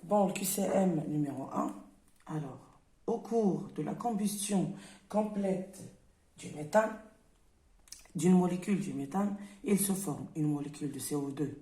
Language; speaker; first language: French; non-native, local second language; Arabic